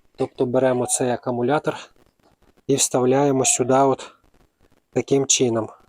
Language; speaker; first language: Ukrainian; native; Ukrainian